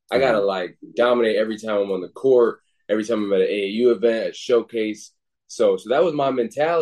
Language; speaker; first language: English; native; English